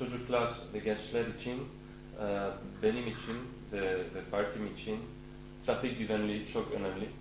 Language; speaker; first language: Turkish; non-native, learner; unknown